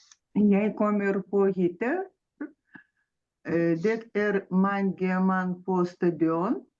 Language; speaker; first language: Norwegian; non-native, learner; Lithuanian